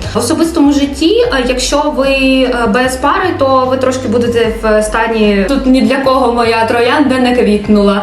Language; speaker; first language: Ukrainian; non-native, local second language; Russian